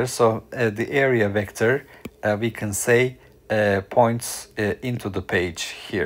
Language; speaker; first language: English; non-native, fluent; Turkish